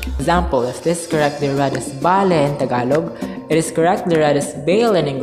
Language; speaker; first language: English; non-native, local second language; Cebuano